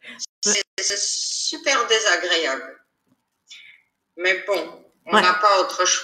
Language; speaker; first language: French; non-native, fluent; Armenian